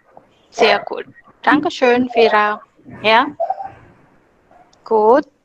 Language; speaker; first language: German; non-native, fluent; Indonesian